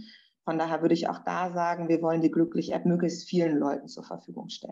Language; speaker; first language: German; native; German